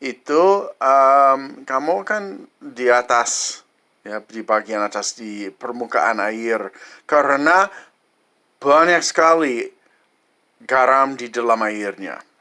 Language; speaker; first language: Indonesian; non-native, fluent; English